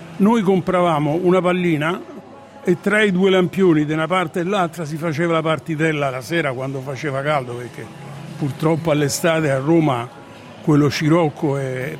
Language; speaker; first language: Italian; native; Italian